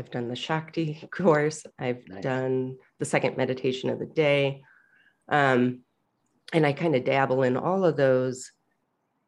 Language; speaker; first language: English; native; English